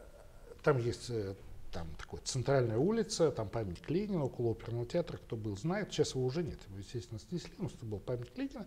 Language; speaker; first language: Russian; native; Russian